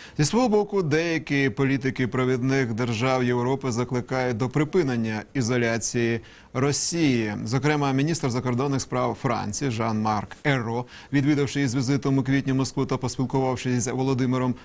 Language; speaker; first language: Ukrainian; native; Ukrainian